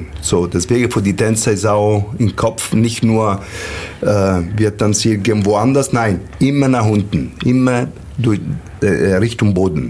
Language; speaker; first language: German; non-native, learner; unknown